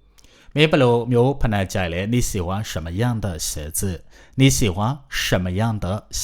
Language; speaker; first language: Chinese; non-native, fluent; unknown